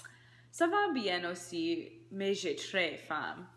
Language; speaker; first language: French; non-native, learner; English